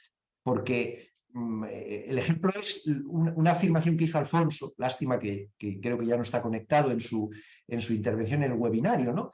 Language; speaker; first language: Spanish; native; Spanish